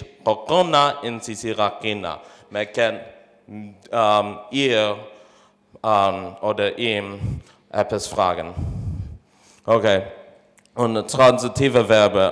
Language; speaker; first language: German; non-native, fluent; English